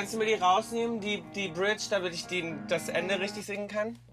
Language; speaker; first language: German; native; German